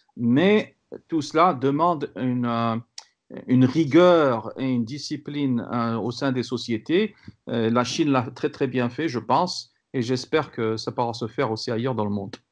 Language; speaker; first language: French; non-native, local second language; Kabyle